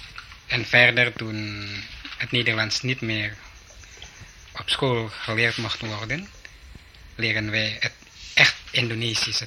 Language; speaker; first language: Dutch; early bilingual, heritage; Dutch